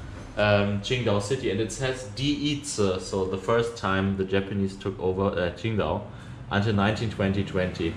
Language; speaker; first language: English; non-native, fluent; German